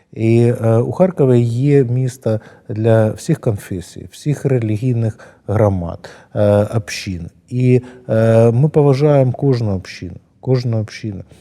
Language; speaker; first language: Ukrainian; native; Ukrainian